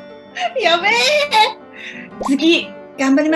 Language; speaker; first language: Japanese; non-native, fluent; Cantonese